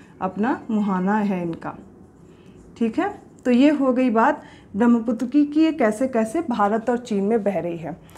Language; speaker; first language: Hindi; native; Hindi